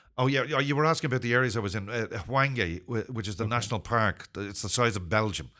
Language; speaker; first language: English; native; English